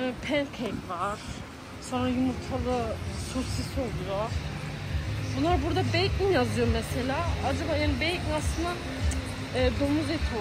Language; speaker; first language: Turkish; early bilingual, heritage; Turkish